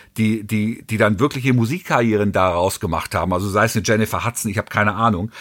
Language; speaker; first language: German; native; German